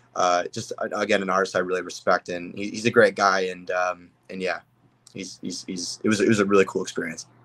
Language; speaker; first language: English; native; English